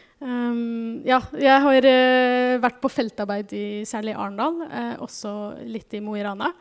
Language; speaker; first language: Norwegian; non-native, fluent; German